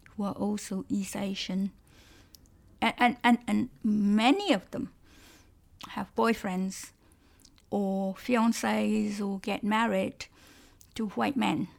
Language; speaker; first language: English; non-native, local second language; Cantonese